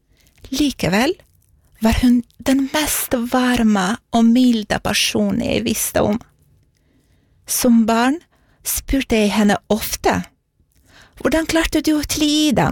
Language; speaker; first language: Norwegian; non-native, fluent; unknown